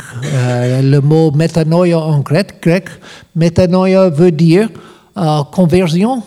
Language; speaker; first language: French; non-native, learner; English